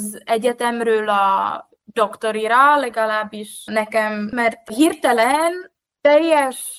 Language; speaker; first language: Hungarian; non-native, fluent; Czech